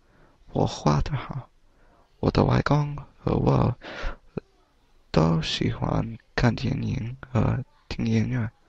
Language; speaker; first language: Chinese; non-native, learner; English